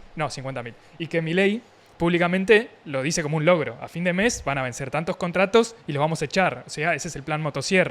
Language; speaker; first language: Spanish; native; Spanish